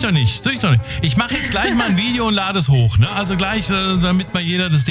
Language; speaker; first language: German; native; German